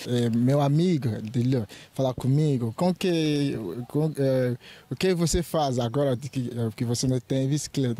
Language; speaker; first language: Portuguese; non-native, learner; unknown